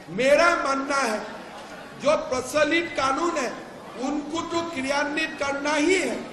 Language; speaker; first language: Hindi; non-native, local second language; Assamese